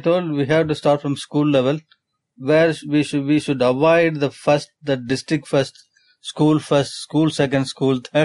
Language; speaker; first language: English; non-native, local second language; Tamil